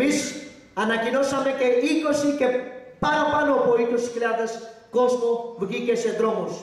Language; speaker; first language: Greek; non-native, learner; Urdu